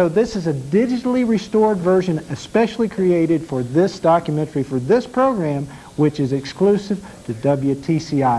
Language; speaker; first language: English; native; English